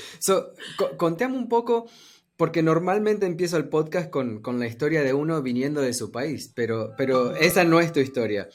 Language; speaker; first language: Spanish; native; Spanish